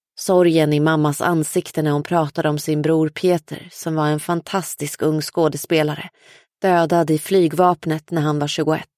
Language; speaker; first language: Swedish; native; Swedish